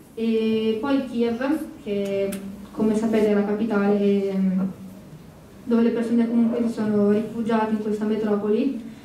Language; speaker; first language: Italian; early bilingual, other home language; Ukrainian